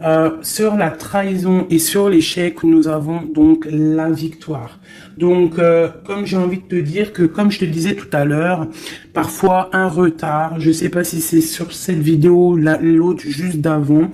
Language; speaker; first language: French; native; French